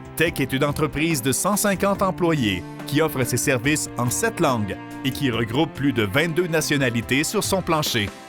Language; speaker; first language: French; native; French